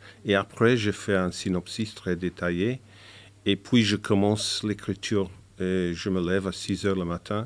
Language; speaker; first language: French; non-native, fluent; English